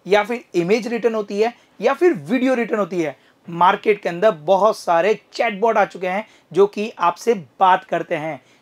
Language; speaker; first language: Hindi; native; Hindi